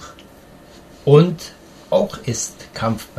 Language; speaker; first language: German; non-native, learner; Persian